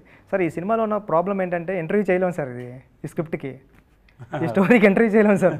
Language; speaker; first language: Telugu; native; Telugu